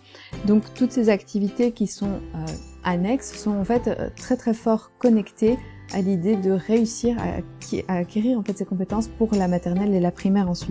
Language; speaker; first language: French; native; French